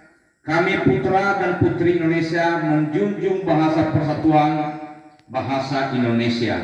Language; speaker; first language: Indonesian; native; Indonesian